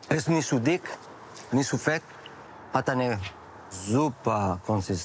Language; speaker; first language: German; non-native, learner; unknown